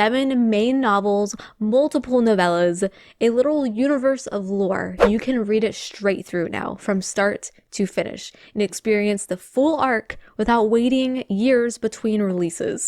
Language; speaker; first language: English; native; English